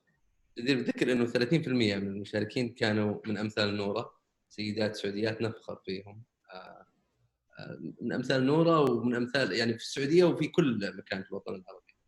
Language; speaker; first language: Arabic; native; Arabic